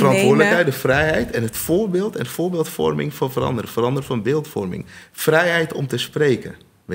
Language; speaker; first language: Dutch; native; Dutch